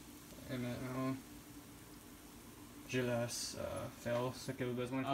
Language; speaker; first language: French; non-native, learner; English